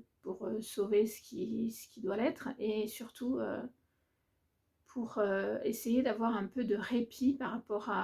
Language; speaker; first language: French; native; French